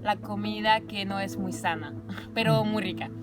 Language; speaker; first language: Spanish; non-native, fluent; French